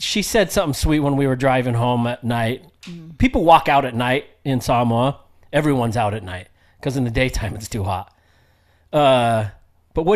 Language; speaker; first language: English; native; English